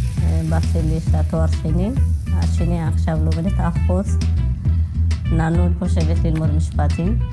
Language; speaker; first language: Hebrew; non-native, fluent; Amharic